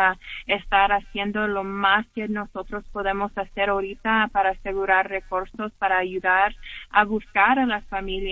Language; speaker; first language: Spanish; early bilingual, heritage; English